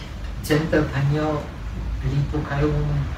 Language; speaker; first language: Chinese; non-native, fluent; Czech